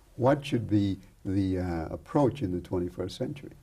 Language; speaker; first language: English; early bilingual, other home language; Spanish